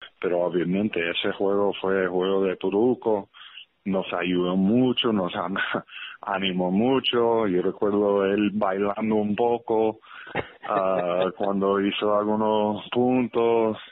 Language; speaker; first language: Spanish; early bilingual, heritage; English